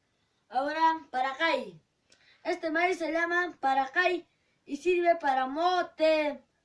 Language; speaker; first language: Spanish; non-native, local second language; Quechua